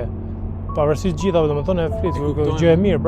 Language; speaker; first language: Albanian; native; Albanian